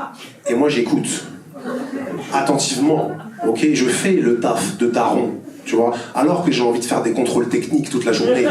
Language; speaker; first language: French; native; French